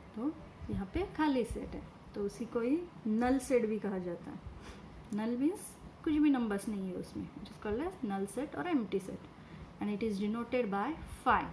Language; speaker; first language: Hindi; non-native, local second language; Marathi